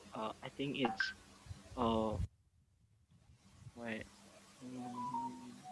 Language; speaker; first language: English; non-native, learner; Indonesian